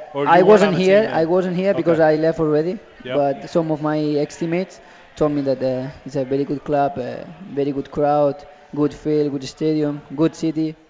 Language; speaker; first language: English; non-native, learner; Catalan